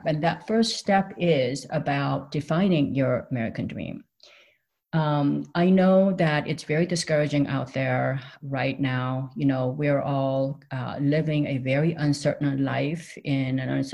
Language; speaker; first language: English; non-native, fluent; Korean